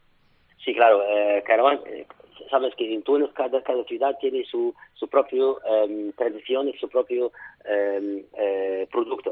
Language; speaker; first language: Spanish; non-native, fluent; Arabic